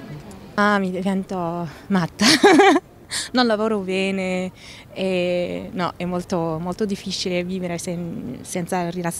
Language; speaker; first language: Italian; non-native, fluent; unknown